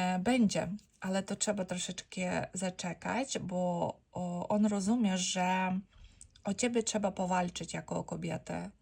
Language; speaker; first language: Polish; non-native, learner; Ukrainian